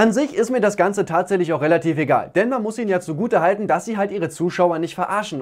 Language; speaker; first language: German; native; German